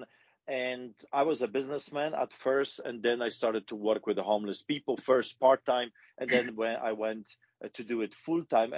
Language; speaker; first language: English; non-native, fluent; Polish